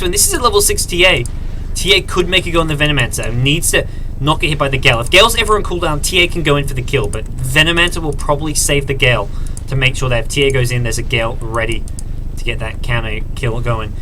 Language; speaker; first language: English; native; English